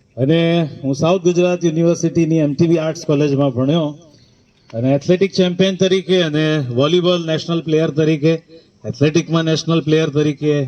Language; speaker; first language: Gujarati; native; Gujarati